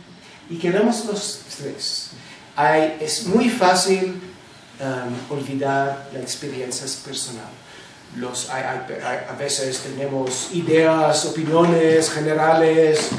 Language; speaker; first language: Spanish; non-native, fluent; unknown